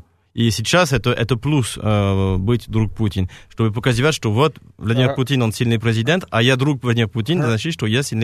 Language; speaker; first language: Russian; non-native, fluent; French